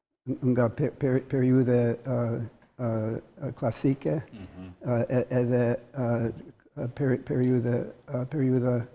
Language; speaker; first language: Albanian; non-native, learner; English